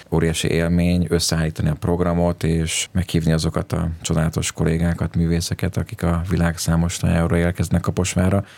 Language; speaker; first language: Hungarian; native; Hungarian